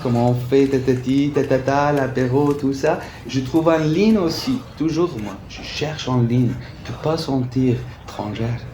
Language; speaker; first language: French; non-native, fluent; Arabic